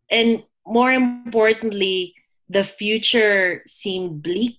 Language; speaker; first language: English; non-native, local second language; Filipino